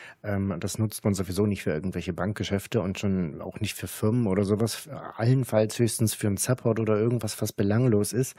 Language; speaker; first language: German; native; German